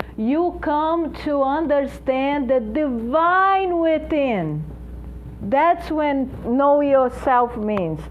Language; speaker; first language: English; non-native, fluent; Portuguese